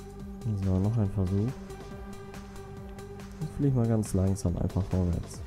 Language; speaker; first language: German; native; German